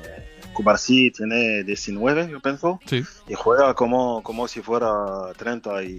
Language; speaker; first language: Spanish; non-native, fluent; French